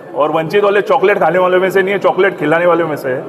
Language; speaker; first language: Hindi; non-native, local second language; Marathi